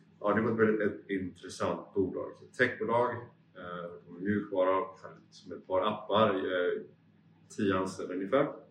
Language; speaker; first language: Swedish; early bilingual, other home language; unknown